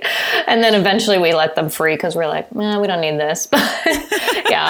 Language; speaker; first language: English; native; English